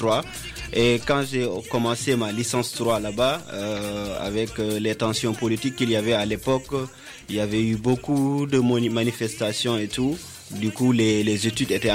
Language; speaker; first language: French; non-native, local second language; Wolof